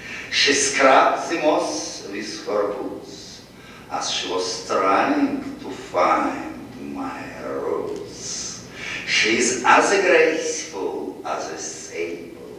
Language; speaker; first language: English; non-native, fluent; Russian